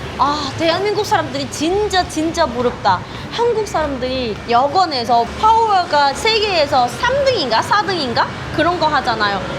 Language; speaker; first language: Korean; non-native, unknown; Vietnamese